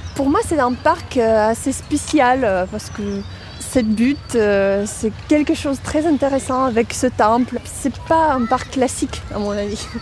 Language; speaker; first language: French; non-native, fluent; Russian